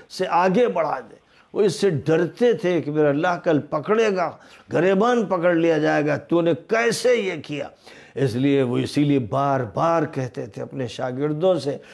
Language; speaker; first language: Urdu; native; Urdu